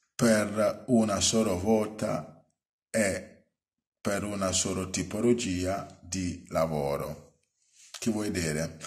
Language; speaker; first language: Italian; non-native, fluent; Akan